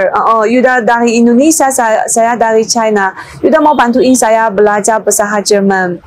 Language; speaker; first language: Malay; non-native, learner; Chinese